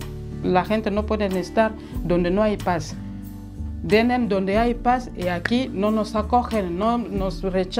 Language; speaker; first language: Spanish; non-native, fluent; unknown